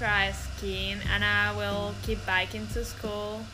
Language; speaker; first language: English; non-native, fluent; Spanish